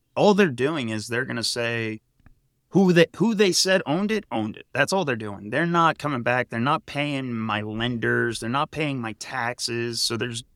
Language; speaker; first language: English; native; English